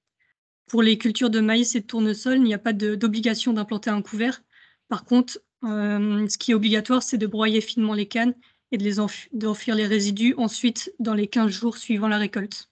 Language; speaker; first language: French; native; French